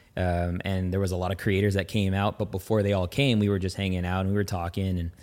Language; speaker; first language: English; native; English